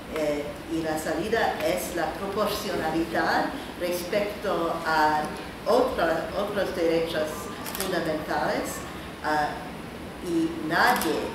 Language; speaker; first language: Spanish; non-native, learner; English